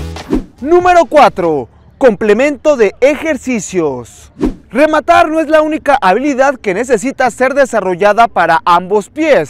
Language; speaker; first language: Spanish; native; Spanish